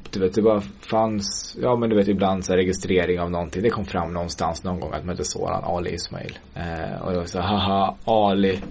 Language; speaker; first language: Swedish; early bilingual, other home language; Kurdish